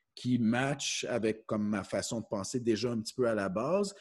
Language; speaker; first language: French; early bilingual, heritage; French